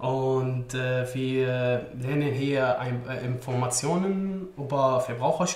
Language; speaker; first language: German; non-native, learner; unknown